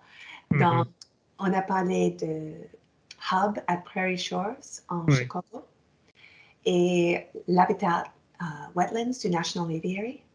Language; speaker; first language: French; non-native, fluent; English